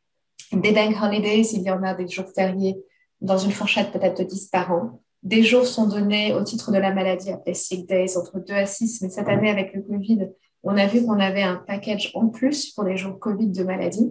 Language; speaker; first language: French; native; French